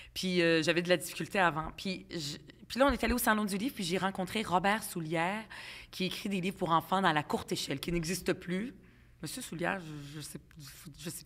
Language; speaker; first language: French; early bilingual, other home language; Arabic